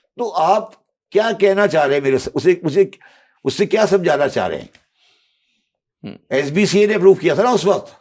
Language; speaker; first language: Urdu; native; Urdu